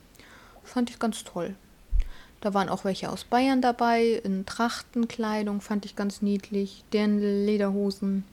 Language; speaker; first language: German; native; German